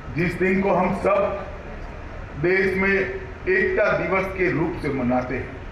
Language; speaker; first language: Hindi; non-native, local second language; Gujarati